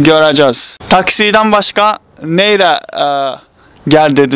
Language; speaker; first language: Turkish; non-native, learner; Japanese